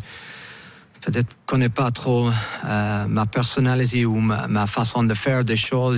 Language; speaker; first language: French; non-native, fluent; English